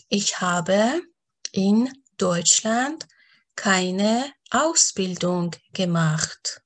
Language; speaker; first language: German; non-native, fluent; Persian